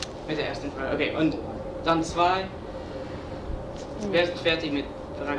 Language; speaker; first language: German; non-native, fluent; English